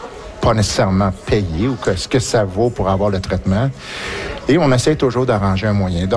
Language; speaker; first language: French; native; French